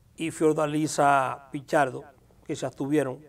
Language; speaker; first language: Spanish; native; Spanish